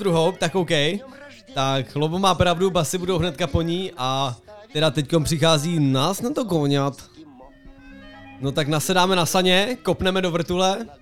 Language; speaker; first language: Czech; native; Czech